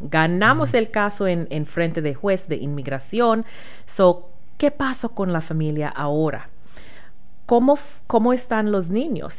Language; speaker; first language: Spanish; non-native, learner; English